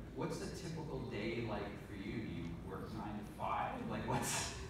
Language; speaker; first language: English; native; English